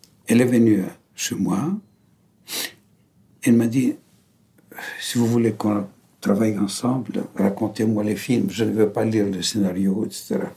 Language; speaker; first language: French; non-native, fluent; Greek